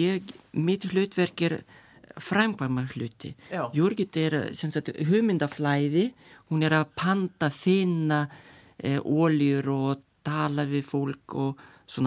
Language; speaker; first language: Icelandic; non-native, learner; Lithuanian